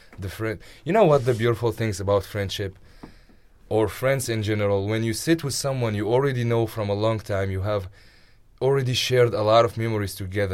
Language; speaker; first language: English; non-native, fluent; Arabic